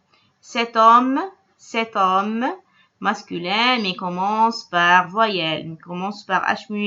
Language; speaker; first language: French; non-native, local second language; Arabic